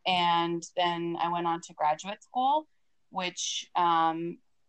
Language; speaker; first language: English; native; English